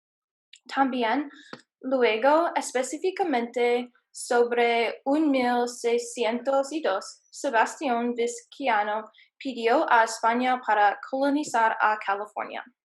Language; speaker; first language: Spanish; non-native, learner; English